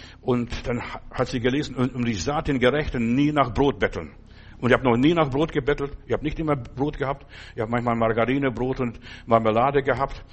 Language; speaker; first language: German; non-native, fluent; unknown